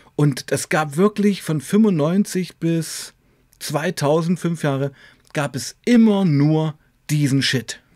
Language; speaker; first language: German; native; German